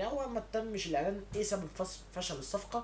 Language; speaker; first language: Arabic; native; Arabic